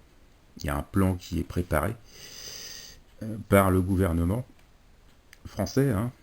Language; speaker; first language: French; native; French